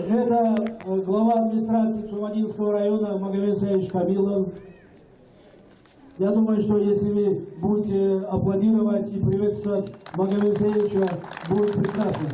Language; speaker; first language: Russian; non-native, local second language; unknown